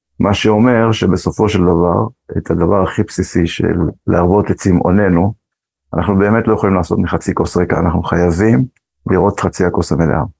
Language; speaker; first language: Hebrew; early bilingual, other home language; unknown